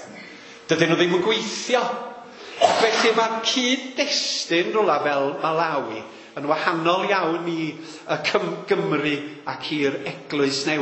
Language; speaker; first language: Welsh; native; Welsh